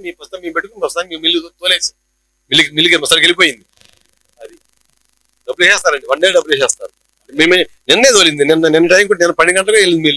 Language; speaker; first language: Telugu; native; Telugu